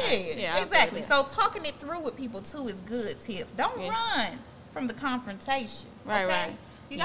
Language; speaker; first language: English; native; English